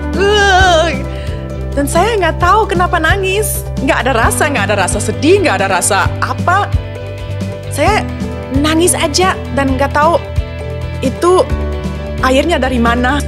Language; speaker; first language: Indonesian; non-native, fluent; German